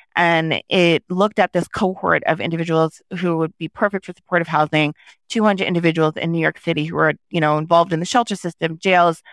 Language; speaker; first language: English; early bilingual, other home language; Haitian Creole